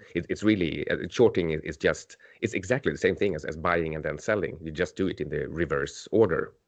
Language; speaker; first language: English; non-native, fluent; Swedish